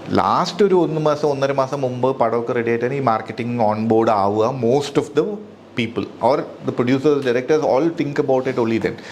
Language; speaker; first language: Malayalam; native; Malayalam